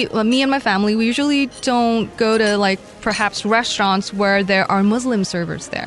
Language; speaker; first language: English; non-native, local second language; Chinese